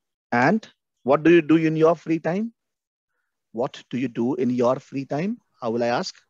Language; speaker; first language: English; non-native, local second language; Hindi